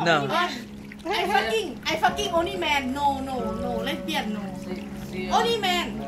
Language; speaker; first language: English; non-native, learner; Thai